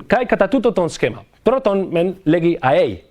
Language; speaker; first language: Greek; non-native, fluent; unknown